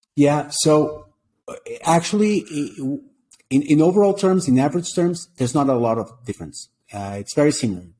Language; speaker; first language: English; non-native, fluent; Portuguese